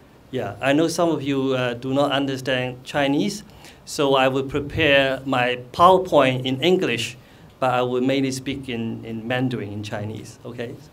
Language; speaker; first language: English; non-native, fluent; Cantonese